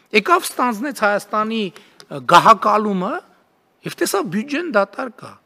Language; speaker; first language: Armenian; native; Armenian